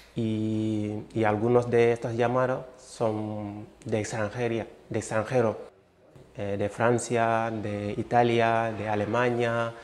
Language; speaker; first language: Spanish; non-native, fluent; Wolof